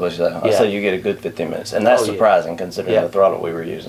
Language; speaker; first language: English; native; English